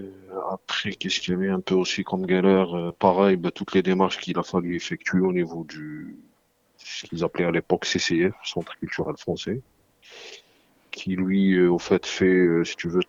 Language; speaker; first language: French; non-native, local second language; Arabic